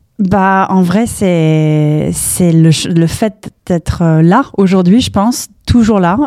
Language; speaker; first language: French; non-native, fluent; English